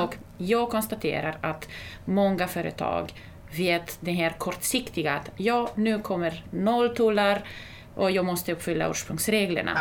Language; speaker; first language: Swedish; non-native, fluent; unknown